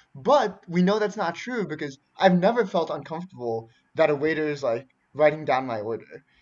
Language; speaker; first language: English; early bilingual, other home language; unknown